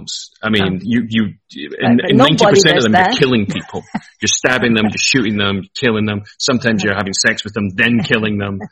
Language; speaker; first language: English; native; English